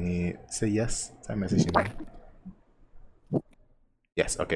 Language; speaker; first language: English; non-native, local second language; Chinese